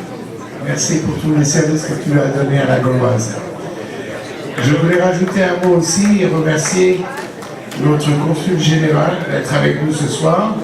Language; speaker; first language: French; early bilingual, heritage; English